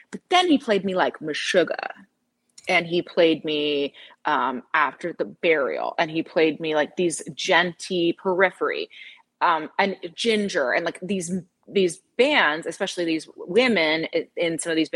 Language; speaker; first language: English; native; English